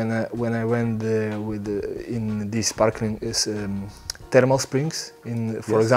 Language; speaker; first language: English; non-native, learner; Belarusian